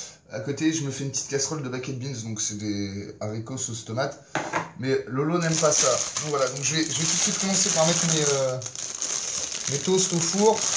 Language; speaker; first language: French; native; French